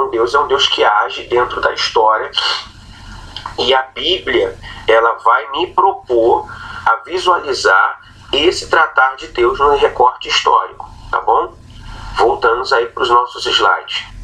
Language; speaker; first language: Portuguese; native; Portuguese